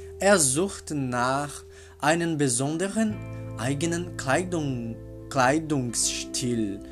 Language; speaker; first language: German; non-native, learner; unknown